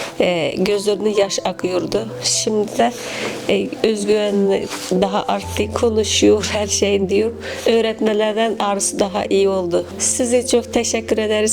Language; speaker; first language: Turkish; non-native, learner; Uyghur